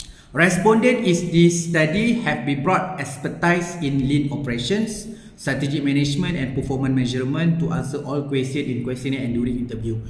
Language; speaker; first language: English; non-native, local second language; Malay